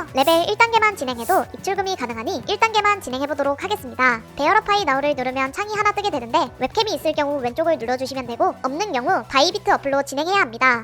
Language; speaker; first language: Korean; native; Korean